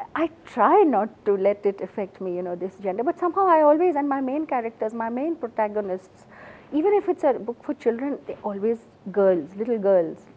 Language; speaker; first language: English; non-native, local second language; Assamese